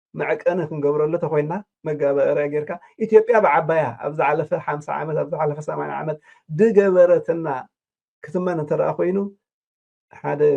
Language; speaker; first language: Tigrinya; native; Tigrinya